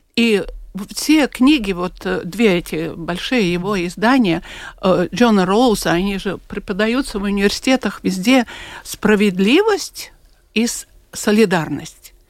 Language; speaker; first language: Russian; non-native, local second language; Latvian